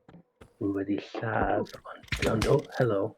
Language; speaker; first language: Welsh; non-native, learner; English